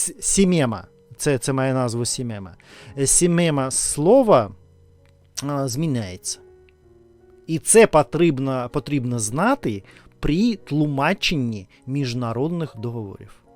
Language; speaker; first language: Ukrainian; non-native, learner; Russian